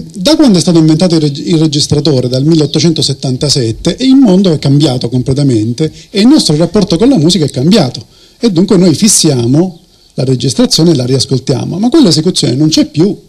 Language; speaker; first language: Italian; native; Italian